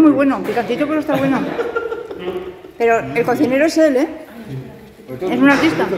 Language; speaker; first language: Spanish; native; Spanish